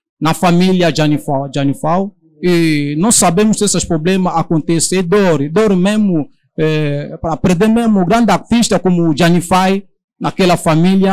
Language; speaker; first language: Portuguese; non-native, learner; Lingala